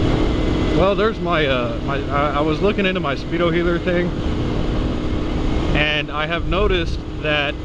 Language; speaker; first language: English; native; English